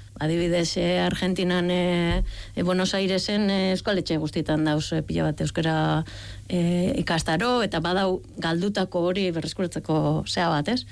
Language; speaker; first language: Basque; native; Basque